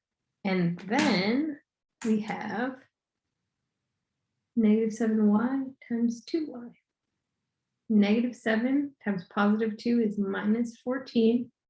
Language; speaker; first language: English; native; English